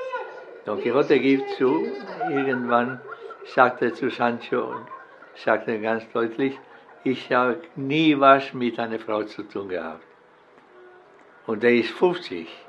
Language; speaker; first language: German; non-native, fluent; Spanish